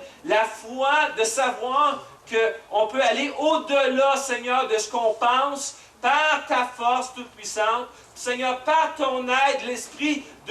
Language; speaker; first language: French; native; French